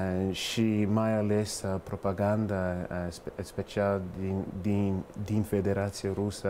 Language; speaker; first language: Romanian; non-native, fluent; English